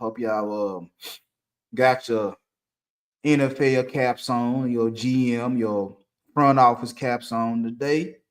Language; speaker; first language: English; native; English